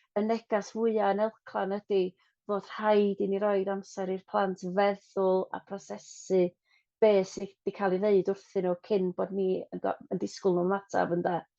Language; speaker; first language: Welsh; non-native, local second language; English